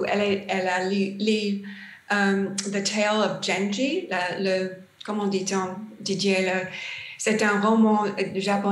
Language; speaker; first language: French; non-native, learner; English